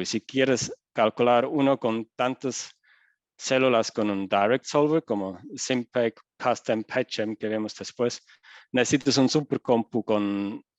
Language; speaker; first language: Spanish; non-native, fluent; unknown